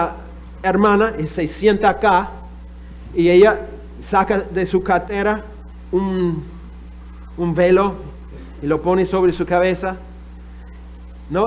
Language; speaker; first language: Spanish; non-native, fluent; English